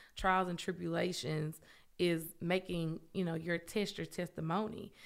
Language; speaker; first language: English; native; English